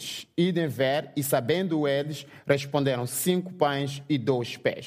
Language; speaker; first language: English; non-native, learner; Portuguese